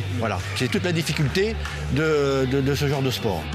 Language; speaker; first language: French; native; French